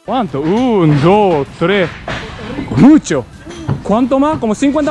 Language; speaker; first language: Spanish; non-native, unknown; Japanese